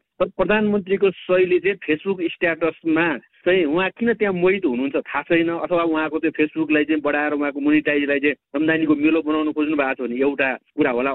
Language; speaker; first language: Nepali; native; Nepali